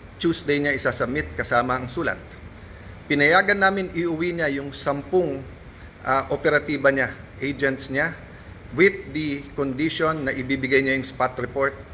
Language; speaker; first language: Filipino; native; Filipino